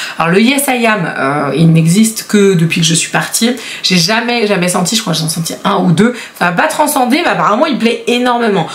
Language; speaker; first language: French; native; French